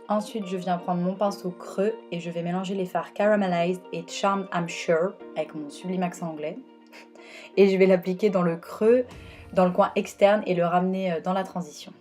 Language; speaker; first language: French; native; French